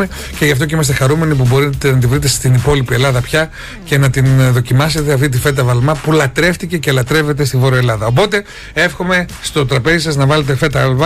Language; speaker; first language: Greek; native; Greek